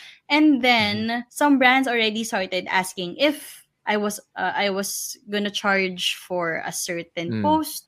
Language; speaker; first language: English; non-native, local second language; Filipino